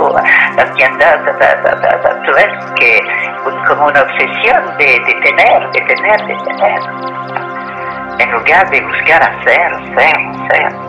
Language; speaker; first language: Spanish; non-native, fluent; French